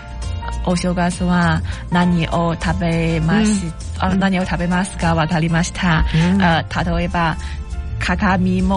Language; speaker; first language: Japanese; non-native, learner; Chinese